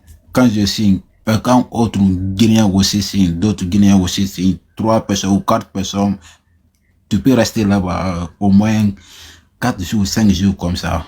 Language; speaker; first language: French; non-native, local second language; Susu